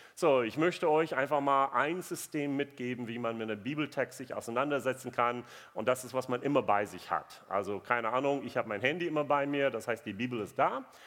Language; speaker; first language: German; non-native, fluent; English